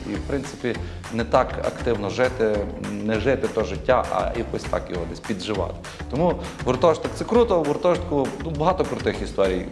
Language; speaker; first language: Ukrainian; native; Ukrainian